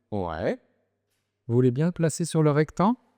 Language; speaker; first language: French; native; French